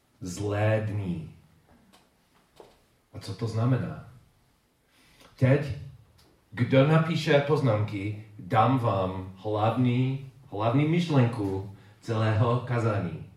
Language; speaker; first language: Czech; non-native, learner; English